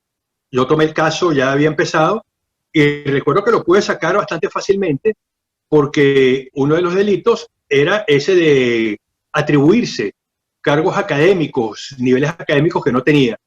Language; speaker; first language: Spanish; native; Spanish